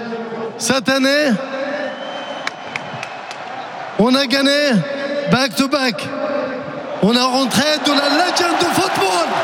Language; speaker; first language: French; non-native, fluent; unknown